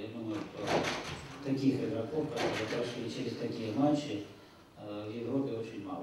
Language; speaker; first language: Russian; native; Russian